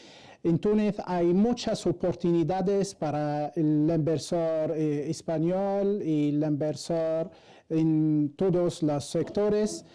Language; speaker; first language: Spanish; non-native, fluent; Arabic